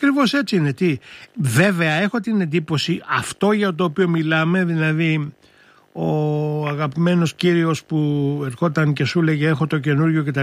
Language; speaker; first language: Greek; native; Greek